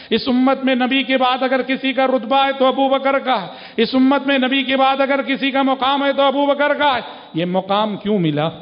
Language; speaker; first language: Urdu; native; Urdu